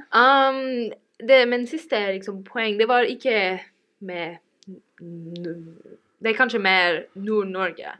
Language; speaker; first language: Norwegian; non-native, learner; English